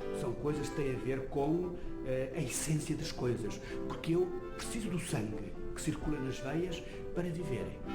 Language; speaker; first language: Portuguese; non-native, local second language; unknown